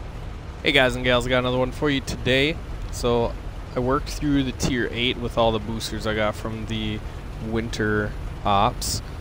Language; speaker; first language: English; native; English